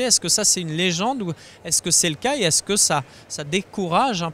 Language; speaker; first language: French; native; French